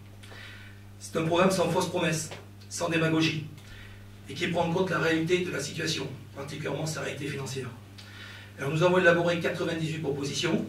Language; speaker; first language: French; native; French